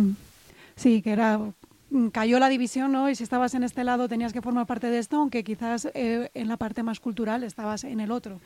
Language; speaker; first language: Spanish; native; Spanish